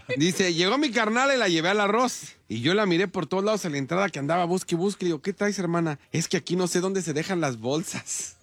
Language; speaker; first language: Spanish; native; Spanish